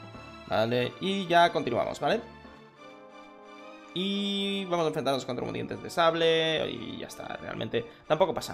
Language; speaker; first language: Spanish; native; Spanish